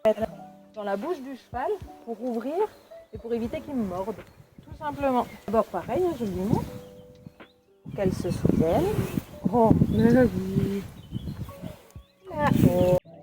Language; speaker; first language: French; native; French